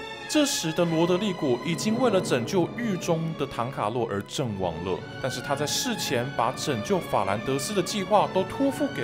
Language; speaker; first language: Chinese; native; Chinese